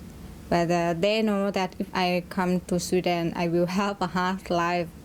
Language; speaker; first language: English; non-native, learner; Thai